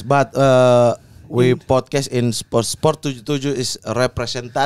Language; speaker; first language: English; non-native, learner; Indonesian